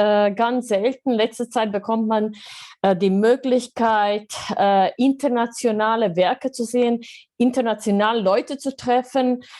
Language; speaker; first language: German; non-native, fluent; Croatian